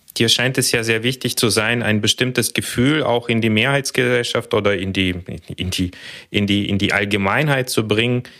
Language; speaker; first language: German; early bilingual, other home language; Russian